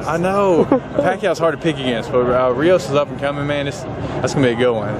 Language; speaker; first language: English; native; English